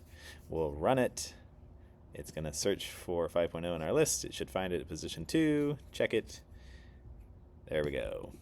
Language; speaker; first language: English; native; English